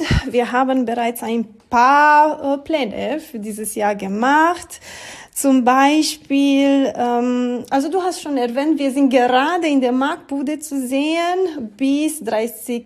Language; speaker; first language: German; non-native, learner; Romanian